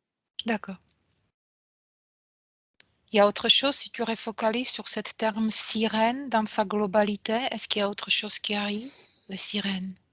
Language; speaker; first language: French; non-native, fluent; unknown